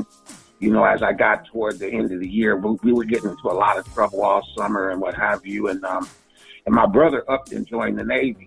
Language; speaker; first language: English; native; English